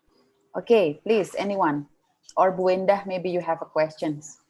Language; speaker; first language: English; non-native, fluent; Indonesian